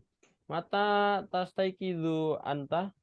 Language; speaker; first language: Arabic; non-native, fluent; Indonesian